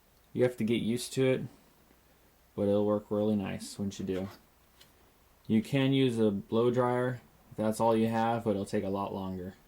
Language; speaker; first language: English; native; English